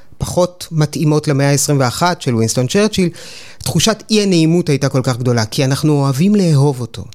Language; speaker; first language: Hebrew; native; Hebrew